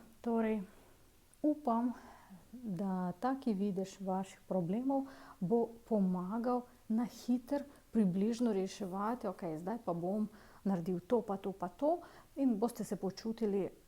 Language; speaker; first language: Slovenian; non-native, fluent; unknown